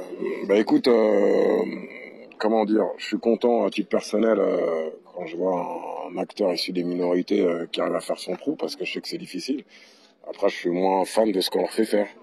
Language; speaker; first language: French; native; French